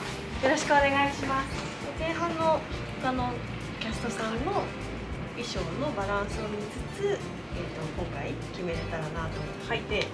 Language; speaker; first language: Japanese; native; Japanese